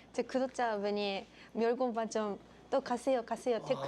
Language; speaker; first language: Korean; non-native, fluent; Japanese